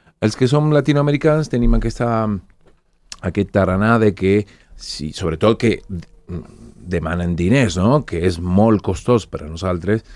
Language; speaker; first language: Catalan; non-native, fluent; Spanish